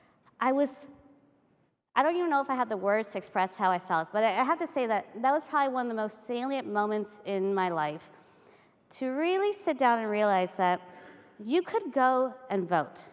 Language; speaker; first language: English; native; English